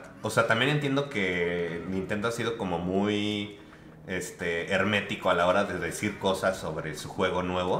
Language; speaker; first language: Spanish; native; Spanish